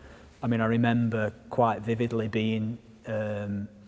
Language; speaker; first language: English; native; English